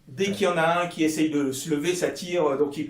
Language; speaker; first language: French; native; French